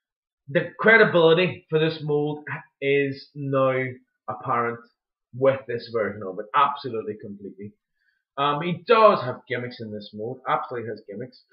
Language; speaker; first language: English; native; English